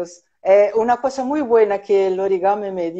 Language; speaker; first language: Spanish; non-native, fluent; Portuguese